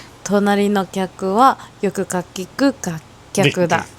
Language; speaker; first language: Japanese; non-native, learner; Filipino